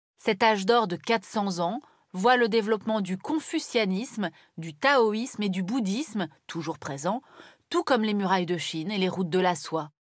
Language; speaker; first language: French; native; French